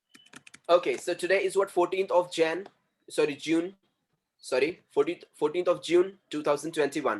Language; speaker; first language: English; non-native, local second language; Hindi